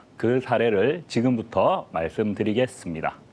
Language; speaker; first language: Korean; native; Korean